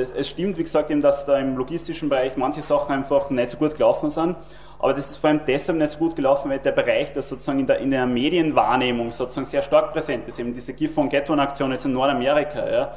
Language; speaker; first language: German; native; German